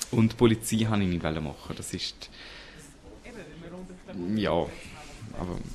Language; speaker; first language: German; native; German